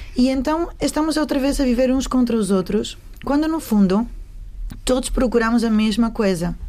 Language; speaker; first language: Portuguese; native; Portuguese